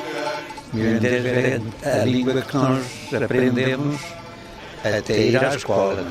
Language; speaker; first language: Portuguese; non-native, local second language; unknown